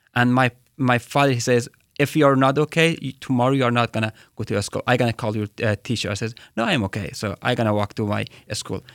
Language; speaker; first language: English; non-native, fluent; Persian